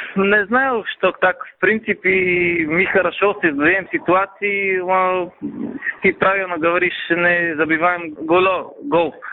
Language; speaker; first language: Russian; non-native, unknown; Bulgarian